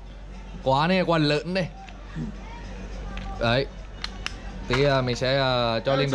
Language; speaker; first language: Vietnamese; native; Vietnamese